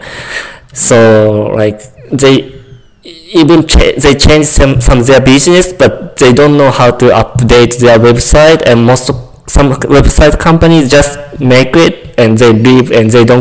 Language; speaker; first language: English; non-native, learner; Japanese